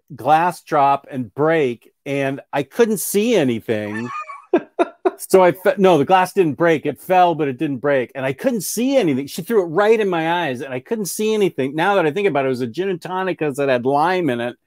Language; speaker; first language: English; native; English